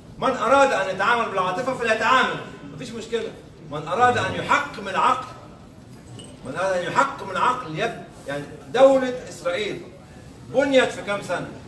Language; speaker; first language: Arabic; native; Arabic